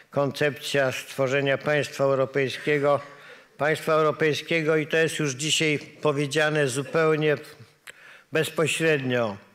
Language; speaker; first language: Polish; native; Polish